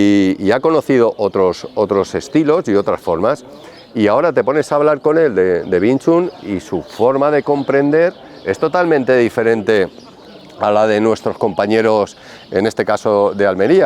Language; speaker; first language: Spanish; native; Spanish